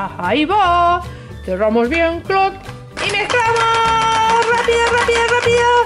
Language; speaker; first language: Spanish; native; Spanish